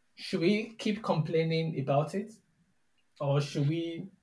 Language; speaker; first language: English; non-native, local second language; Yoruba